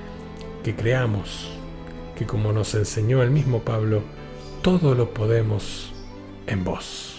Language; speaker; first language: Spanish; native; Spanish